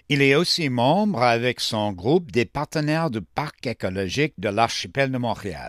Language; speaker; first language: French; non-native, fluent; English